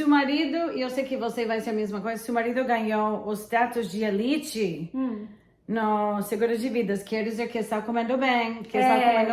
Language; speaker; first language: Portuguese; non-native, fluent; English